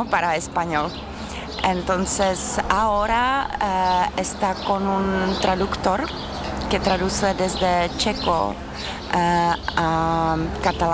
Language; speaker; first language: Spanish; non-native, fluent; Czech